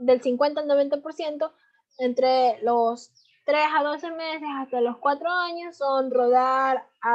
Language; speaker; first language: Spanish; native; Spanish